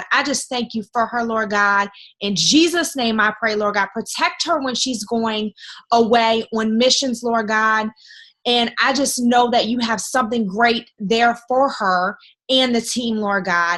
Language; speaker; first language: English; native; English